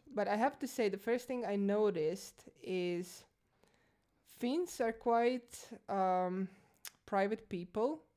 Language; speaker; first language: English; non-native, fluent; Croatian